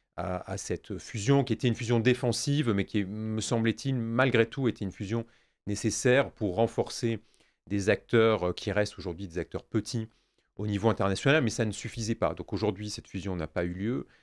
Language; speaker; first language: French; native; French